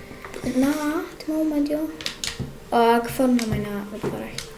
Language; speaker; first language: Welsh; native; Welsh